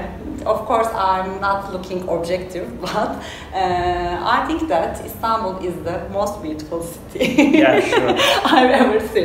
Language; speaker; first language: English; non-native, learner; Turkish